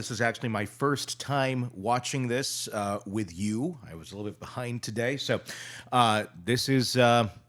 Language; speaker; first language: English; native; English